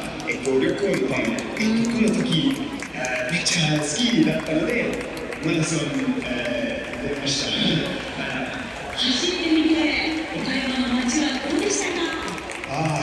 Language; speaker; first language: Japanese; non-native, learner; English